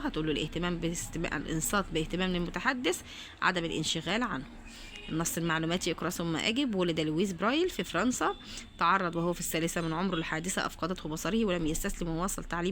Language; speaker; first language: Arabic; native; Arabic